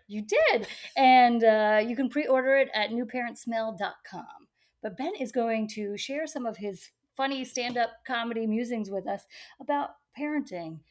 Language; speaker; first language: English; native; English